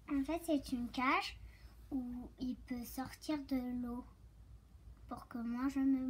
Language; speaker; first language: French; early bilingual, other home language; Turkish